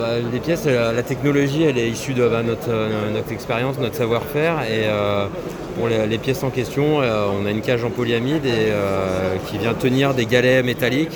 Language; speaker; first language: French; native; French